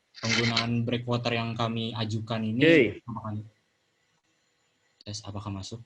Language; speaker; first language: Indonesian; native; Indonesian